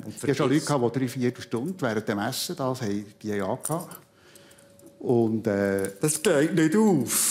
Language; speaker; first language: German; native; German